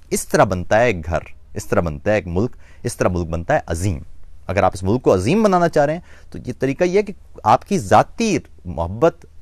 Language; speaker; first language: Urdu; non-native, local second language; Punjabi